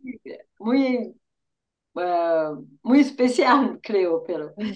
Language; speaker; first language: Spanish; native; Spanish